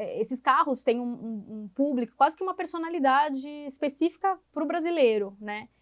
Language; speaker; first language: Portuguese; native; Portuguese